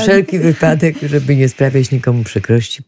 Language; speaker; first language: Polish; native; Polish